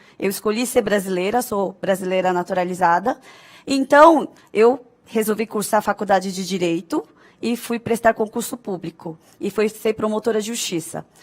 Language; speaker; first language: Portuguese; early bilingual, other home language; Korean